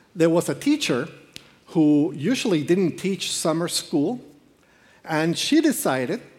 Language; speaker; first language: English; non-native, fluent; Spanish